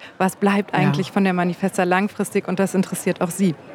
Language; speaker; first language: German; native; German